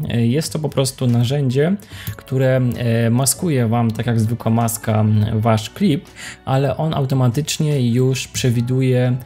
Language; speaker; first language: Polish; native; Polish